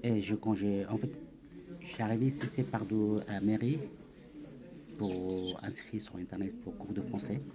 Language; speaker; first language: French; non-native, learner; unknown